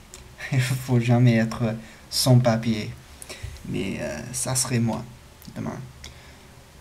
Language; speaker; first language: French; non-native, learner; English